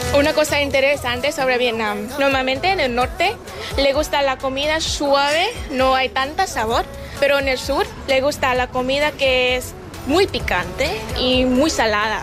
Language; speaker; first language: Spanish; non-native, learner; Vietnamese